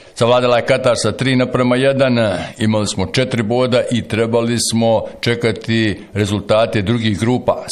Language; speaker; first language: Bosnian; native; Bosnian